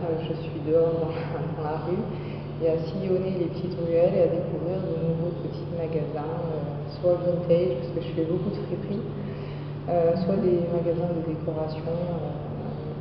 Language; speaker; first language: French; non-native, local second language; Arabic